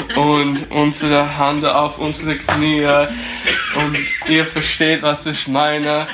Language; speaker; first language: German; non-native, fluent; English